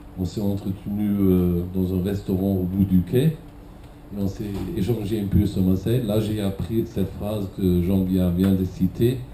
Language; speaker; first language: French; non-native, fluent; German